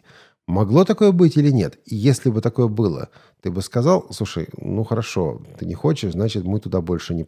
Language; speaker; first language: Russian; native; Russian